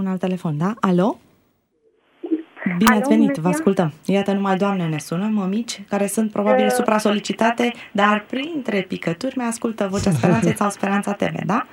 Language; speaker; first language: Romanian; native; Romanian